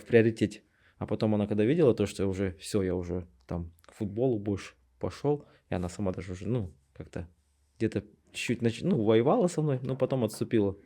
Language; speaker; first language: Russian; native; Russian